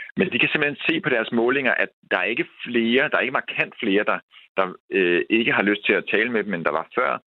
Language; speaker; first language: Danish; native; Danish